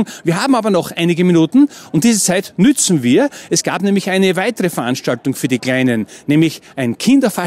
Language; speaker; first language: German; native; German